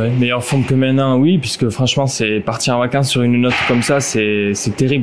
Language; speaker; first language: French; native; French